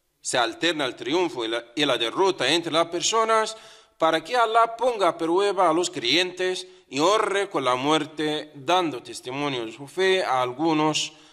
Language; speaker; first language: Spanish; non-native, fluent; Arabic